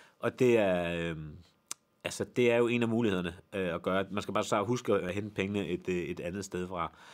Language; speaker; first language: Danish; native; Danish